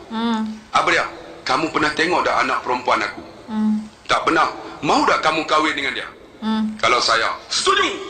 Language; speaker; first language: Malay; native; Malay